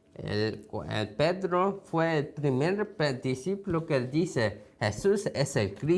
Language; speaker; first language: Spanish; non-native, fluent; Korean